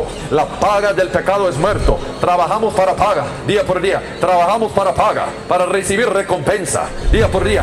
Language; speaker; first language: Spanish; non-native, learner; English